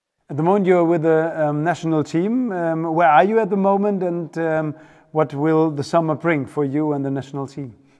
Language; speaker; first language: English; non-native, fluent; German